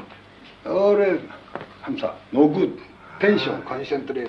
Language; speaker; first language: English; non-native, learner; Japanese